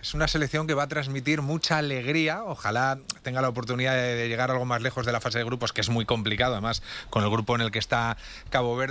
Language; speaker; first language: Spanish; native; Spanish